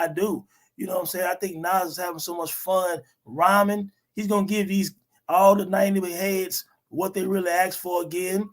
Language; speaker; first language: English; native; English